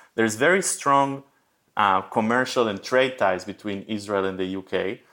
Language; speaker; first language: English; early bilingual, other home language; Spanish